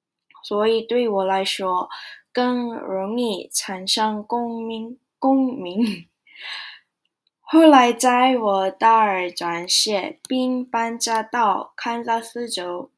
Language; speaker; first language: Chinese; non-native, learner; Korean